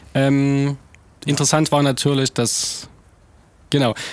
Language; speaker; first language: German; native; German